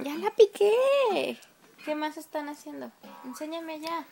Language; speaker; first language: Spanish; native; Spanish